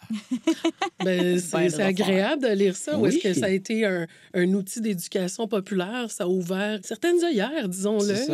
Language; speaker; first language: French; native; French